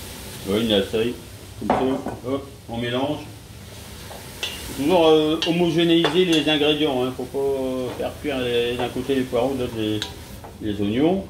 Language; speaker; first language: French; native; French